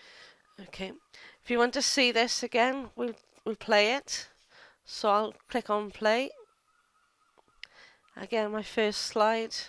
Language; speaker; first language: English; native; English